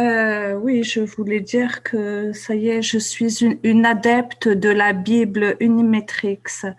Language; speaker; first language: French; non-native, local second language; Kabyle